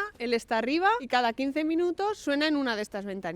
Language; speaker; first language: Spanish; native; Spanish